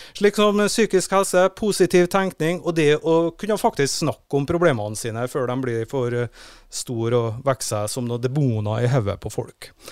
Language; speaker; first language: Norwegian; native; Norwegian